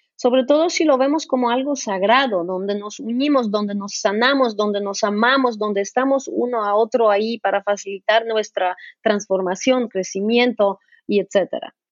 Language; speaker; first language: Spanish; non-native, fluent; Polish